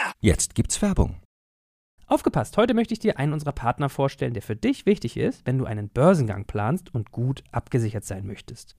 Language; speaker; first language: German; native; German